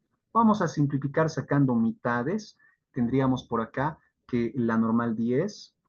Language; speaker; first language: Spanish; native; Spanish